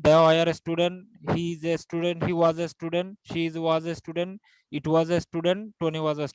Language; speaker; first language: English; non-native, learner; Bangla